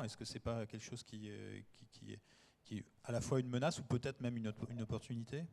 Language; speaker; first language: French; native; French